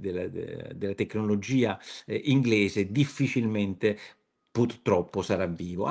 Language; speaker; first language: Italian; native; Italian